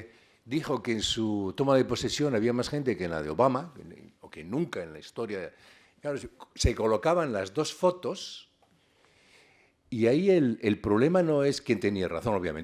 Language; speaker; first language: Spanish; native; Spanish